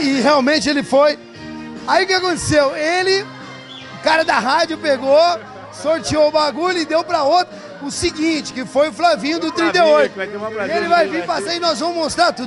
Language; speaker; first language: Portuguese; native; Portuguese